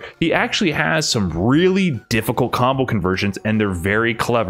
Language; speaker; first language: English; native; English